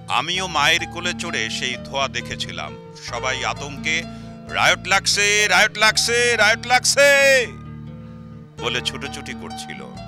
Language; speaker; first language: Bangla; native; Bangla